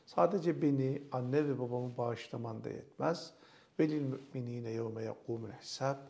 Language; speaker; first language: Turkish; native; Turkish